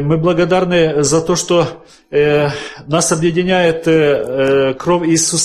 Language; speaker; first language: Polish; non-native, learner; Russian